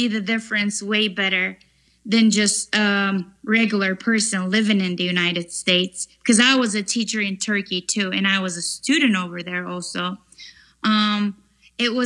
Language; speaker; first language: English; non-native, fluent; Turkish